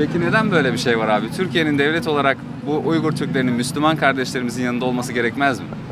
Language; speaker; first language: Turkish; native; Turkish